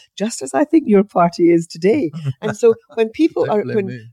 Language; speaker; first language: English; native; English